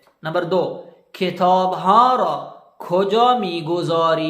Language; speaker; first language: Persian; non-native, fluent; Urdu